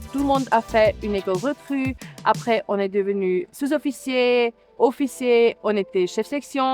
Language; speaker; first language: French; non-native, local second language; German